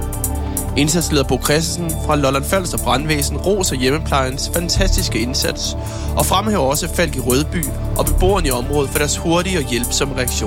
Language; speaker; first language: Danish; native; Danish